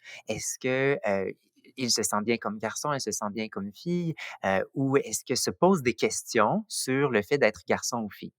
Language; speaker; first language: French; native; French